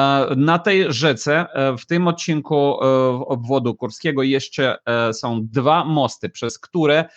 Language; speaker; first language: Polish; non-native, fluent; Ukrainian